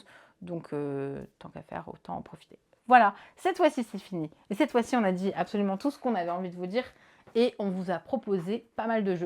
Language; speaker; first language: French; native; French